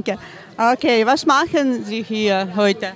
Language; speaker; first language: German; non-native, learner; Ukrainian